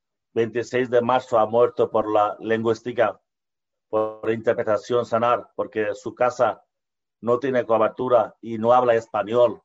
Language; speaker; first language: Spanish; non-native, learner; Bangla